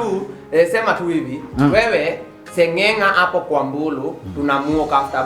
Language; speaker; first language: Swahili; native; Swahili